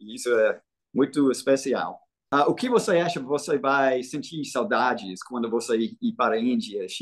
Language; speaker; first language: Portuguese; non-native, fluent; English